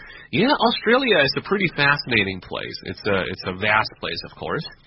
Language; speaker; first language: English; non-native, fluent; Chinese